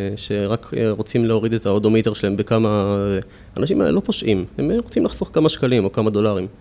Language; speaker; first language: Hebrew; native; Hebrew